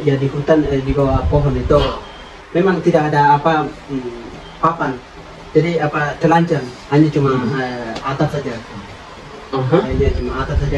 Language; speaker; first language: Indonesian; non-native, local second language; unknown